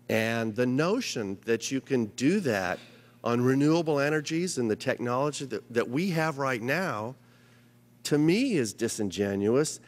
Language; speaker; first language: English; native; English